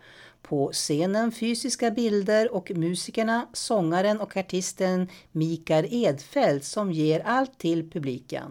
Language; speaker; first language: Swedish; native; Swedish